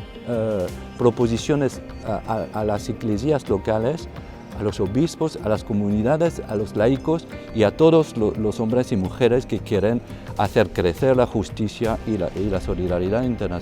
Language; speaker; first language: Spanish; non-native, fluent; French